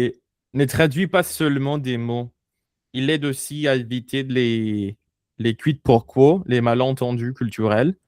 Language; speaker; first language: French; non-native, fluent; Spanish